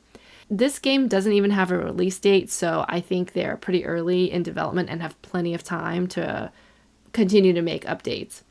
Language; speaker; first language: English; native; English